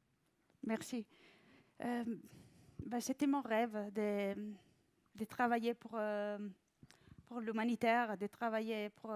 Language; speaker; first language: French; non-native, fluent; Italian